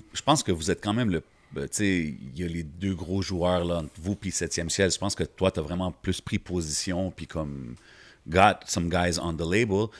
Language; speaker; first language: French; native; French